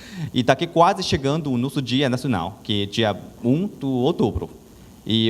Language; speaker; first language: Portuguese; non-native, learner; Chinese